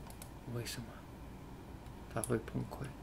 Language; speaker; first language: Chinese; non-native, fluent; English